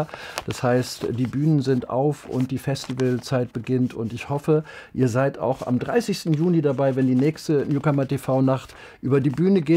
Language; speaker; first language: German; native; German